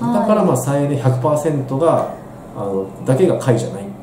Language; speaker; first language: Japanese; native; Japanese